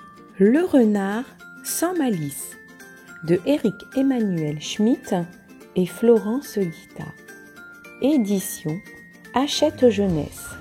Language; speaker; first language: French; native; French